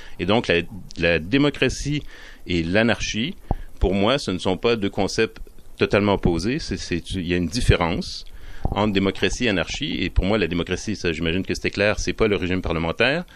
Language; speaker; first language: French; native; French